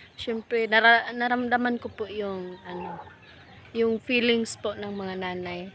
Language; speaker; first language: Filipino; non-native, local second language; Cebuano